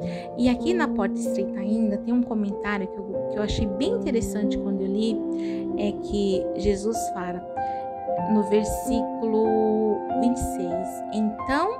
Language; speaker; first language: Portuguese; native; Portuguese